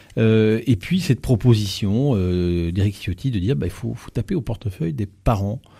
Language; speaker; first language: French; native; French